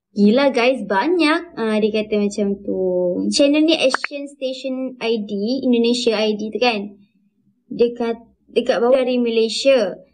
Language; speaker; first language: Malay; native; Malay